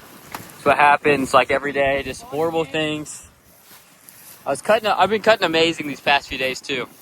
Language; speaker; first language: English; native; English